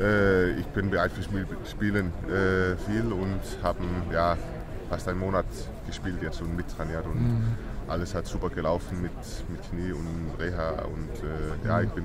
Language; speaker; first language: German; non-native, learner; Danish